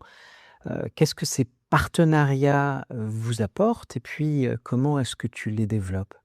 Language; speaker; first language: French; native; French